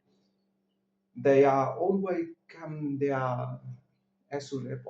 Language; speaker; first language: English; non-native, learner; Vietnamese